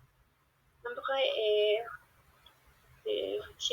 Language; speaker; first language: French; non-native, learner; Spanish